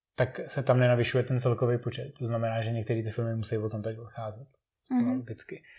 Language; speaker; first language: Czech; native; Czech